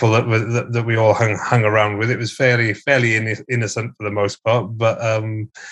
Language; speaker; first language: English; native; English